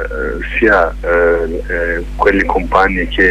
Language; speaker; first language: Italian; non-native, learner; Kurdish